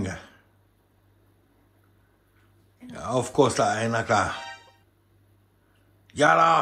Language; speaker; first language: Indonesian; non-native, learner; French